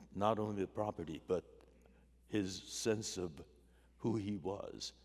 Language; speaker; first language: English; native; English